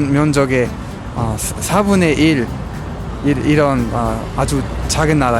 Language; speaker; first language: Korean; non-native, fluent; Luxembourgish